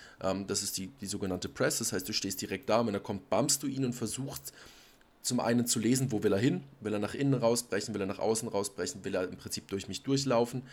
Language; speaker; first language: German; native; German